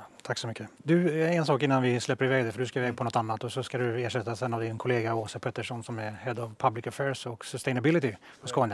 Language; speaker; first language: Swedish; native; Swedish